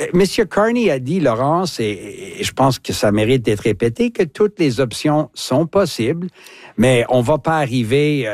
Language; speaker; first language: French; native; French